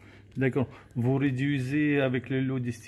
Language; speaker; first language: French; non-native, learner; Russian